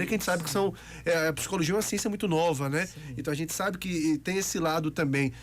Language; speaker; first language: Portuguese; native; Portuguese